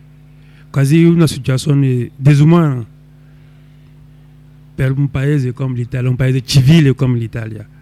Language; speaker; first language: Italian; non-native, local second language; French